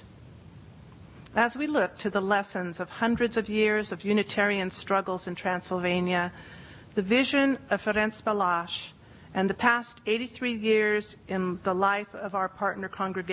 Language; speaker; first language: English; native; English